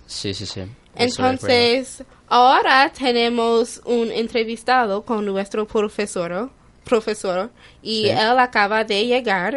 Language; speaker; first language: Spanish; non-native, fluent; English